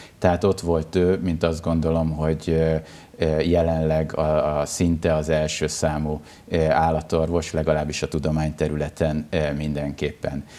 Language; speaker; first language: Hungarian; native; Hungarian